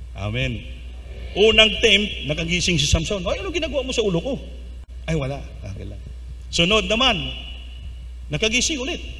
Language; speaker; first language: Filipino; non-native, local second language; Cebuano